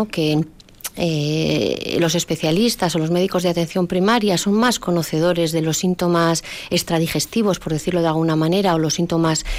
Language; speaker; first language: Spanish; native; Spanish